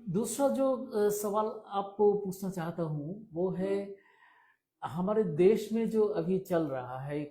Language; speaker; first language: Hindi; non-native, local second language; Bangla